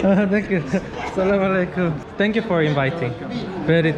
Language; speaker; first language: English; non-native, learner; Korean